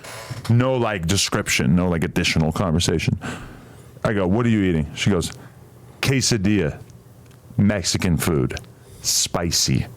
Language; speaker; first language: English; native; English